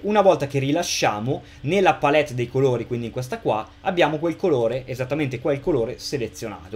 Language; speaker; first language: Italian; native; Italian